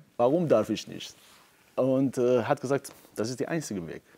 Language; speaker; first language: German; non-native, fluent; Persian